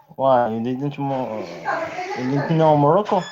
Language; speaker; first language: English; non-native, learner; Arabic